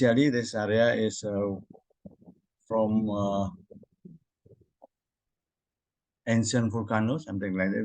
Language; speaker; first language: English; non-native, learner; Indonesian